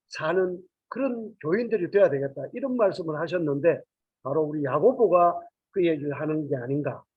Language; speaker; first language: Korean; native; Korean